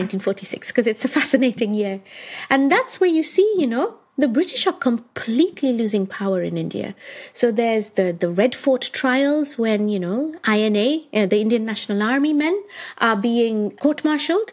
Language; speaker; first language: English; non-native, local second language; Bangla